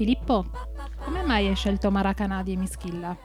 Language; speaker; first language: Italian; native; Italian